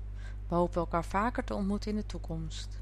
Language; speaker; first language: Dutch; native; Dutch